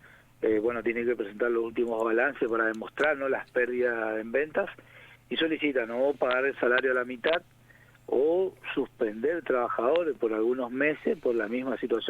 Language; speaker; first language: Spanish; native; Spanish